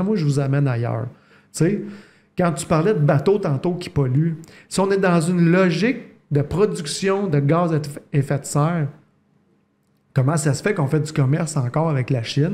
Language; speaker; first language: French; native; French